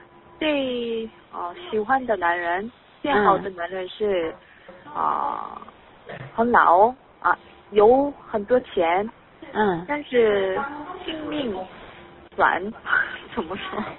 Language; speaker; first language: Chinese; non-native, learner; Korean